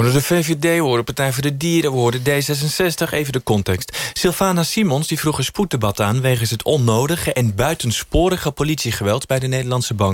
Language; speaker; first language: Dutch; native; Dutch